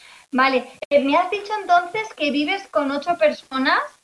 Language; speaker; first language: Spanish; native; Spanish